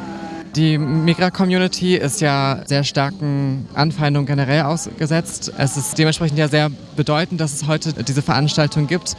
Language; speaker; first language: German; native; German